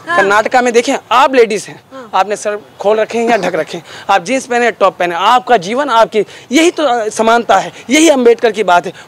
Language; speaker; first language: Hindi; native; Hindi